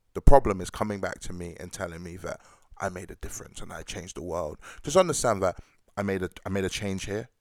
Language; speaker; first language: English; early bilingual, other home language; Krio